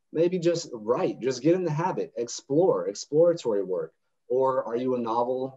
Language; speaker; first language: English; native; English